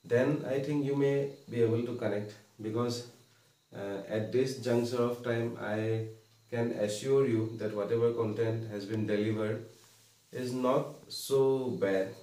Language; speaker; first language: English; non-native, local second language; Assamese